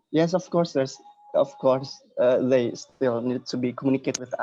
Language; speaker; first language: English; non-native, learner; Indonesian